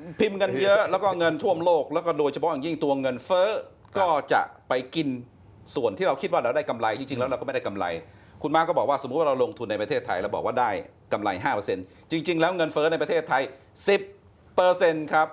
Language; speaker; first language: Thai; native; Thai